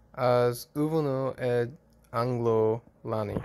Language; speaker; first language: Hungarian; non-native, learner; English